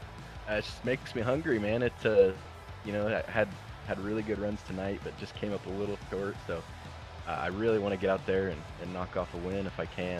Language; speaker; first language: English; native; English